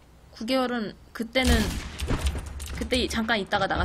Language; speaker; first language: Korean; native; Korean